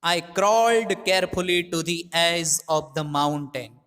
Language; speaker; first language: English; non-native, local second language; Gujarati